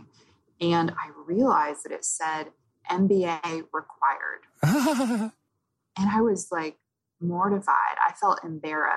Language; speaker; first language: English; native; English